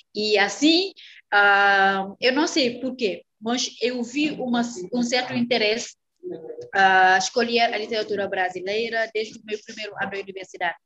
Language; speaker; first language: Portuguese; non-native, fluent; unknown